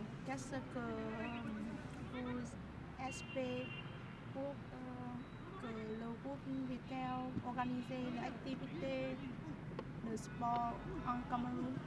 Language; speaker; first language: French; non-native, learner; Vietnamese